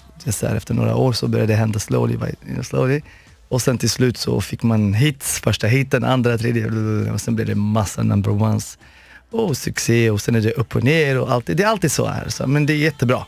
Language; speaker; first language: Swedish; non-native, fluent; Arabic